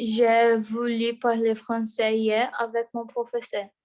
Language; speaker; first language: French; non-native, learner; Portuguese